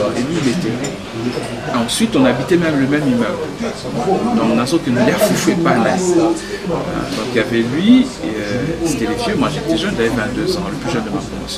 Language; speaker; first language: French; non-native, local second language; Lingala